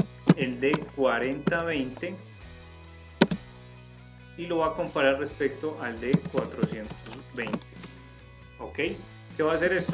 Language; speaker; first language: Spanish; native; Spanish